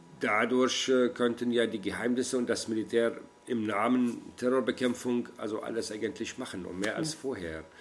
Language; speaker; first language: German; non-native, fluent; Arabic